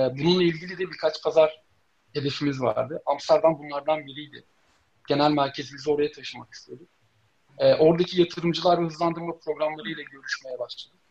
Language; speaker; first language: Turkish; native; Turkish